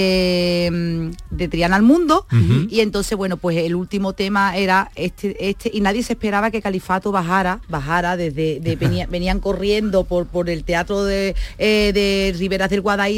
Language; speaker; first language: Spanish; native; Spanish